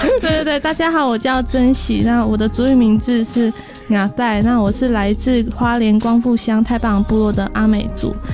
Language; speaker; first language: Chinese; non-native, local second language; Amis